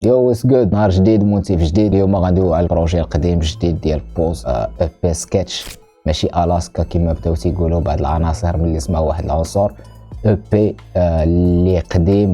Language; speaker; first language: Arabic; native; Arabic